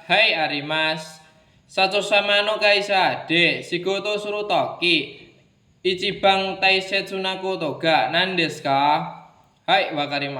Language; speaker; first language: Japanese; non-native, learner; Indonesian